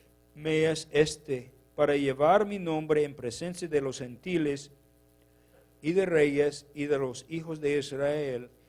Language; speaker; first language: Spanish; non-native, learner; English